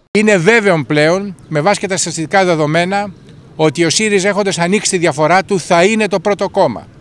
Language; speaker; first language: Greek; native; Greek